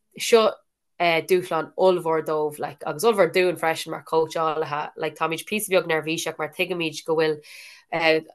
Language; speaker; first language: Irish; non-native, local second language; English